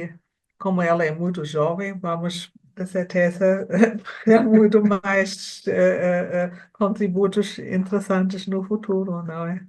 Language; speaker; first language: Portuguese; non-native, fluent; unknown